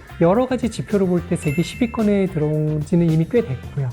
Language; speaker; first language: Korean; native; Korean